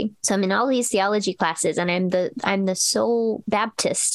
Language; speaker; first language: English; native; English